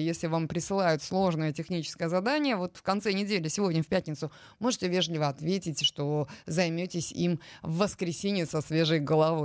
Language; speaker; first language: Russian; native; Russian